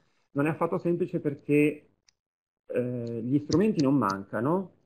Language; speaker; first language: Italian; native; Italian